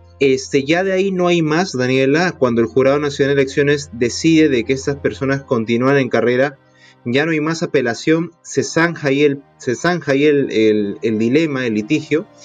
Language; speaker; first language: Spanish; native; Spanish